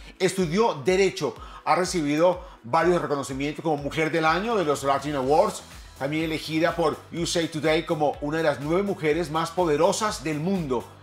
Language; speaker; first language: Spanish; native; Spanish